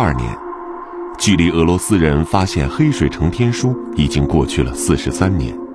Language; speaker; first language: Chinese; native; Chinese